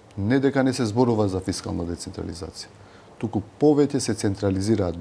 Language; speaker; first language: Macedonian; non-native, local second language; Albanian